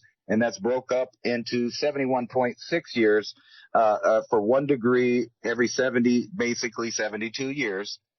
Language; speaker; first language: English; native; English